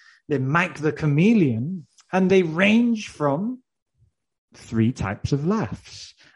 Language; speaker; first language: English; native; English